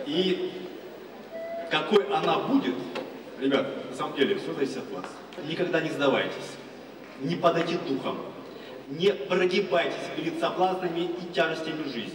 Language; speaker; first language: Russian; native; Russian